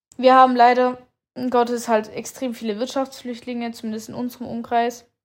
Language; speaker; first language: German; native; German